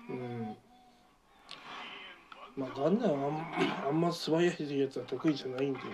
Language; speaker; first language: Japanese; native; Japanese